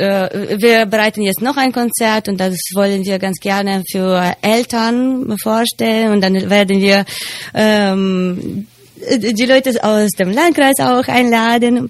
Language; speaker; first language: German; non-native, fluent; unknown